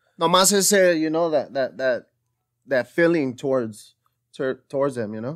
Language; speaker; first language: English; early bilingual, other home language; Spanish